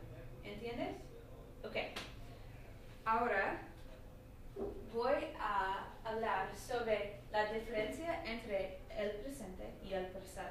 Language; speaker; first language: Spanish; non-native, learner; English